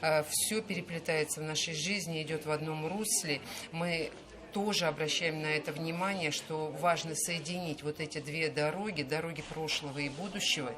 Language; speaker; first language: Russian; native; Russian